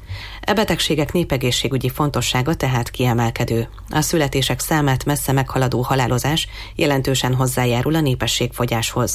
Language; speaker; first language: Hungarian; native; Hungarian